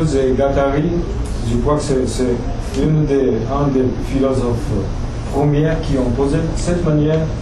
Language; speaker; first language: French; non-native, fluent; Japanese